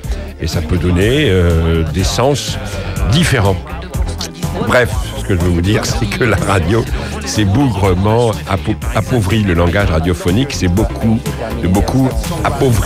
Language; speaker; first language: French; native; French